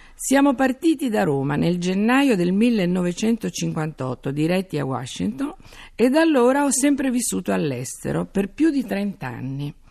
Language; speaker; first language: Italian; native; Italian